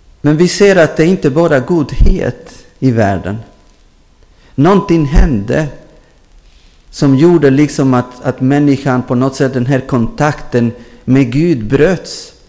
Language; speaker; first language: Swedish; non-native, fluent; Spanish